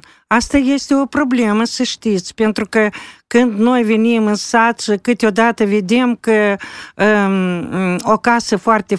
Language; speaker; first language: Romanian; non-native, local second language; Russian